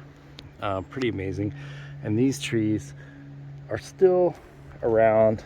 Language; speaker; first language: English; native; English